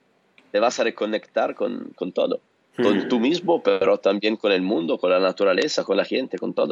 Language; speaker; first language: Spanish; non-native, learner; Italian